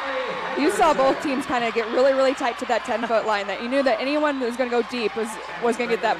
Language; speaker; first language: English; native; English